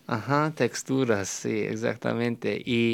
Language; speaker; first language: Spanish; non-native, fluent; English